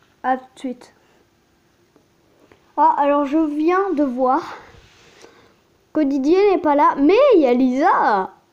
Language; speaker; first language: French; native; French